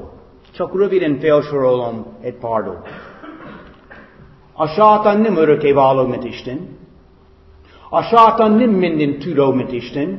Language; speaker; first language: Hungarian; non-native, fluent; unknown